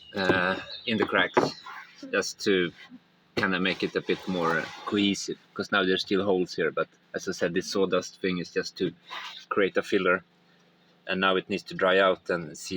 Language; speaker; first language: English; non-native, fluent; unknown